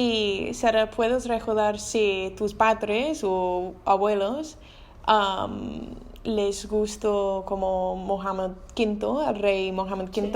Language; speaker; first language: Spanish; non-native, learner; English